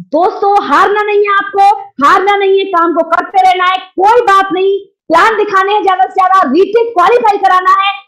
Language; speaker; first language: Hindi; native; Hindi